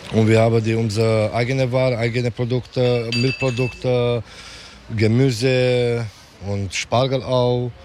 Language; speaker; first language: German; non-native, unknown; Romanian